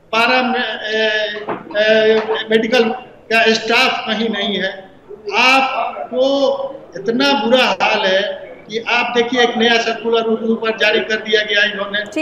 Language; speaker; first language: Hindi; native; Hindi